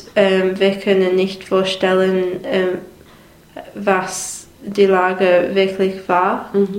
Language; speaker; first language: German; non-native, learner; English